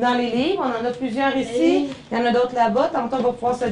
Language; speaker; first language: French; native; French